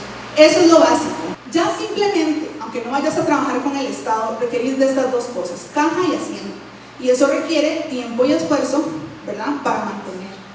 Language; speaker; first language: Spanish; native; Spanish